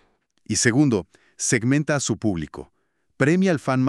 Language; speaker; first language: Spanish; native; Spanish